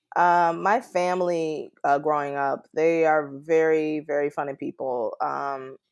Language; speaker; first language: English; native; English